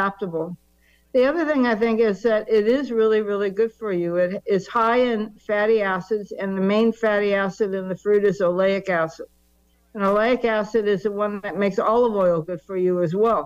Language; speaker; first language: English; native; English